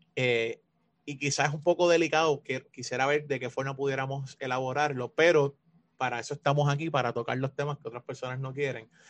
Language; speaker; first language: Spanish; native; Spanish